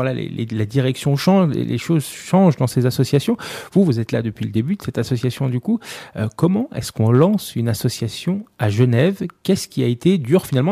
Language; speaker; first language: French; native; French